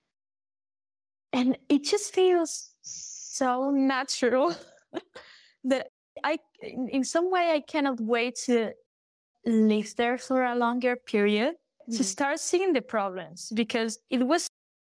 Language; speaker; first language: English; non-native, fluent; Galician